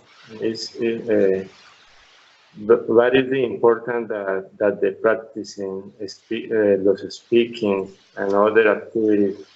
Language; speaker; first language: English; non-native, learner; Spanish